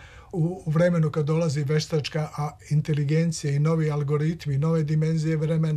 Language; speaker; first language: Serbian; native; Serbian